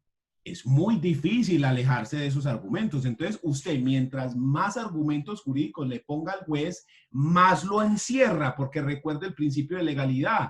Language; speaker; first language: Spanish; native; Spanish